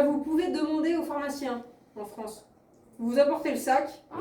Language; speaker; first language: French; native; French